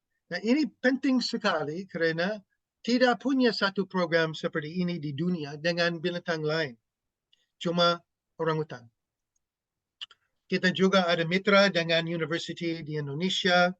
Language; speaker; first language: Indonesian; non-native, fluent; English